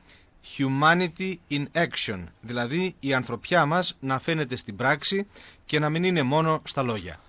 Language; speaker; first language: Greek; native; Greek